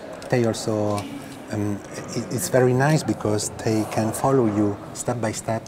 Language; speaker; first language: English; non-native, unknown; Italian